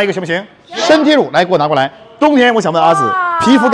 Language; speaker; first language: Chinese; native; Chinese